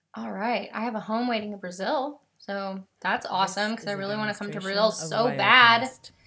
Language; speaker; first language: English; native; English